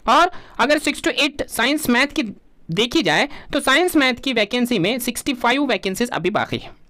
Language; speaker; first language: Hindi; non-native, local second language; Urdu